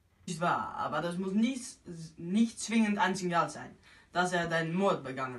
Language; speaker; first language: German; non-native, learner; Dutch